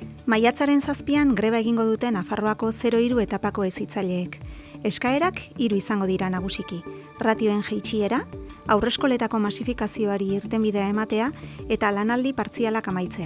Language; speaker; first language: Basque; native; Basque